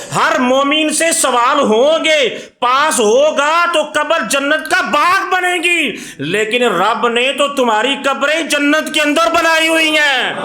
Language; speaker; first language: Urdu; non-native, local second language; Punjabi